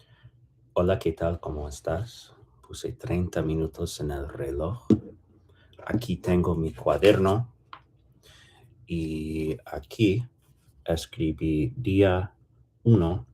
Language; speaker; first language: Spanish; non-native, fluent; English